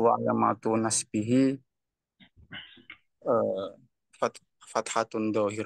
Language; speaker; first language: Arabic; non-native, learner; Indonesian